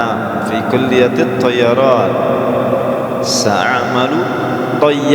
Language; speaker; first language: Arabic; non-native, fluent; Indonesian